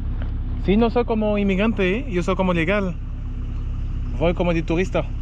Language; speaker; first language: Spanish; non-native, learner; French